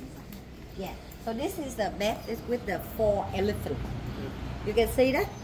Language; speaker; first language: English; non-native, fluent; Vietnamese